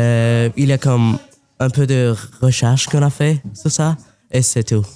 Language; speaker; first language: French; non-native, local second language; English